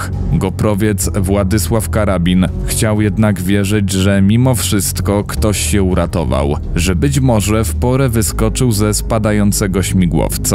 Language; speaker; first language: Polish; native; Polish